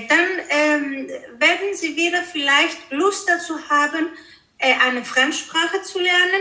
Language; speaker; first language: German; non-native, fluent; Greek